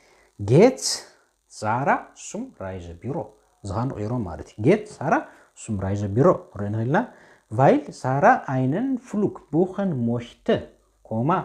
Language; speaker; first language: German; non-native, fluent; Tigrinya